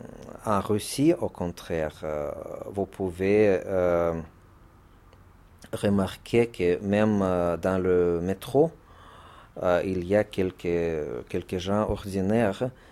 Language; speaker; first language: French; non-native, fluent; Russian